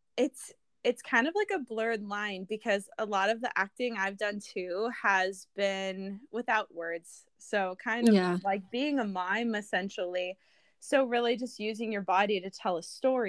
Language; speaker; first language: English; native; English